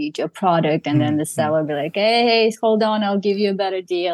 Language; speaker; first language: English; non-native, fluent; Russian